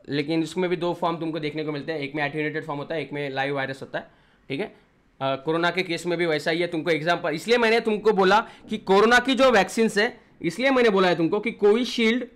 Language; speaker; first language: Hindi; non-native, local second language; Marathi